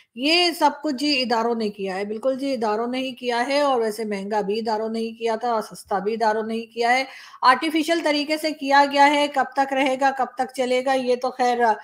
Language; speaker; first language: Hindi; native; Hindi